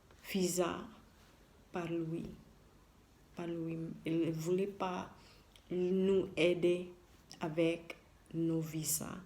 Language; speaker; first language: French; non-native, learner; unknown